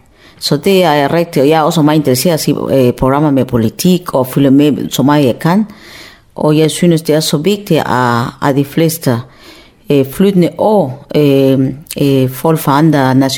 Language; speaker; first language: Danish; non-native, fluent; Spanish